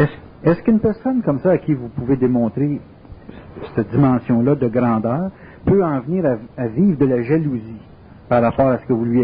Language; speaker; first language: French; native; French